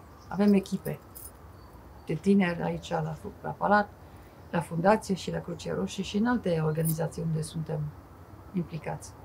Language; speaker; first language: Romanian; non-native, fluent; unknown